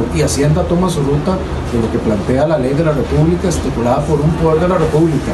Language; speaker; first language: Spanish; native; Spanish